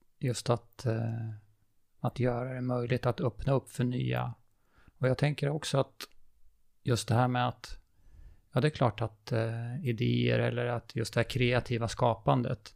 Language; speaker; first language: Swedish; native; Swedish